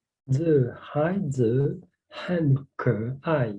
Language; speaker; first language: Chinese; non-native, learner; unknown